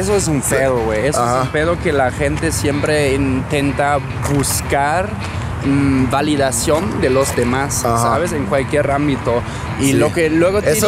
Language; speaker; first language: Spanish; non-native, fluent; German